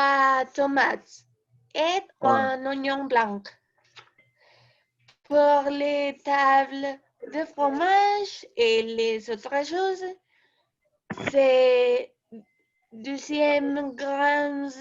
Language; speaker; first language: French; non-native, learner; Spanish